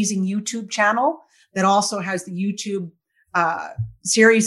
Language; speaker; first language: English; native; English